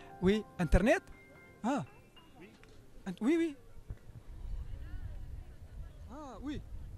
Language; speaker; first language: French; non-native, learner; Arabic